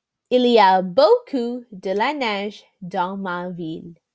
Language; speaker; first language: French; non-native, learner; English